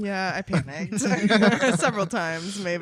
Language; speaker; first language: English; native; English